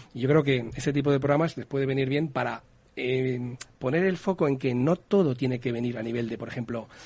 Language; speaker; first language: Spanish; native; Spanish